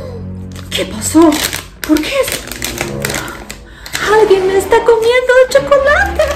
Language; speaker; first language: Spanish; non-native, learner; Polish